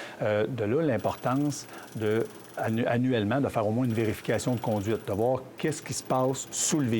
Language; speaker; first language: French; native; French